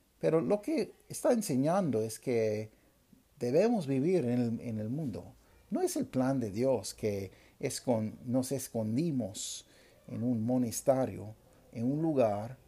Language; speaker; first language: Spanish; non-native, fluent; English